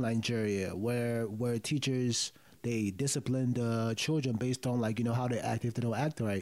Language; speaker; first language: English; early bilingual, other home language; Yoruba